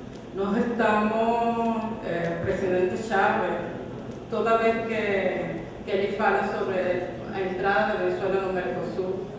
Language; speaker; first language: Portuguese; non-native, fluent; Spanish